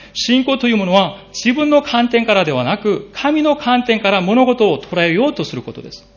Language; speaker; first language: Japanese; non-native, fluent; Korean